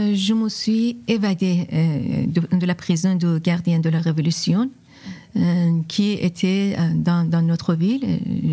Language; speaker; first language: French; non-native, fluent; Persian